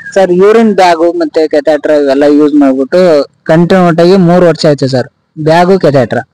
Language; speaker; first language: Kannada; native; Kannada